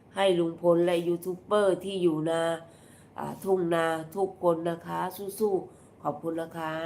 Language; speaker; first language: Thai; native; Thai